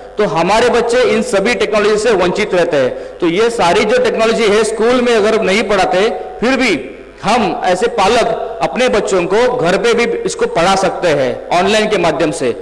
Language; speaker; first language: Hindi; non-native, local second language; Marathi